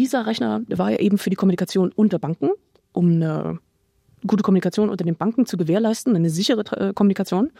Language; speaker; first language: German; non-native, fluent; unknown